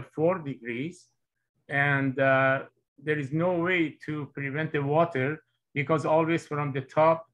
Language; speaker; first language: English; non-native, fluent; Persian